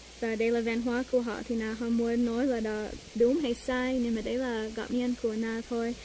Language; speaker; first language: Vietnamese; non-native, learner; English